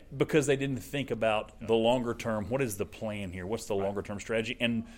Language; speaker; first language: English; native; English